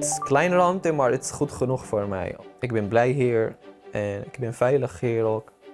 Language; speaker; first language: Dutch; non-native, learner; Arabic